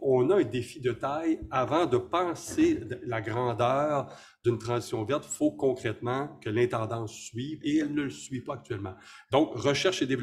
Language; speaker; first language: French; native; French